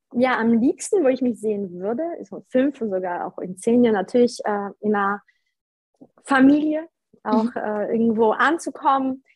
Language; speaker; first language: German; early bilingual, other home language; Polish